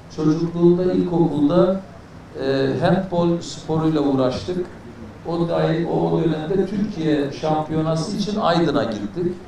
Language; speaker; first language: Turkish; native; Turkish